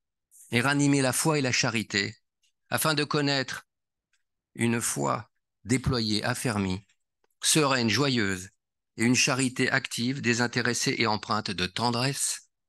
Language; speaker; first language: French; native; French